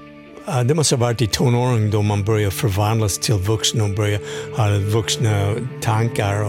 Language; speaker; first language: Swedish; non-native, fluent; English